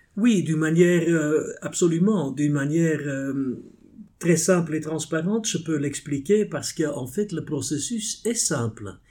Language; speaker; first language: French; non-native, fluent; Dutch